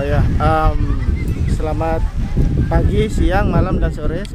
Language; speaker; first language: Indonesian; native; Indonesian